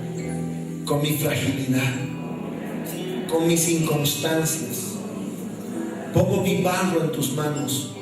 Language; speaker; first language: Spanish; native; Spanish